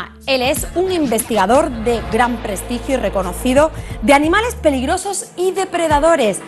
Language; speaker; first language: Spanish; native; Spanish